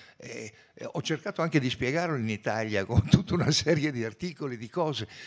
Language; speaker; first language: Italian; native; Italian